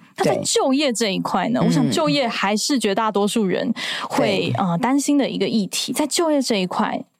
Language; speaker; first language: Chinese; native; Chinese